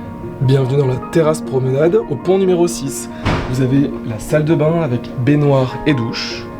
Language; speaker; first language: French; native; French